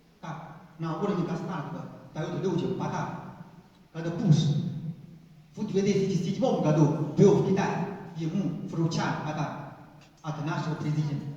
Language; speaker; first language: Russian; non-native, fluent; Chinese